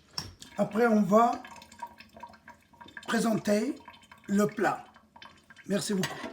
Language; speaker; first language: French; non-native, local second language; Arabic